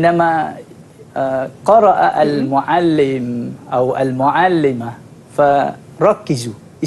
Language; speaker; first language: Arabic; non-native, fluent; Malay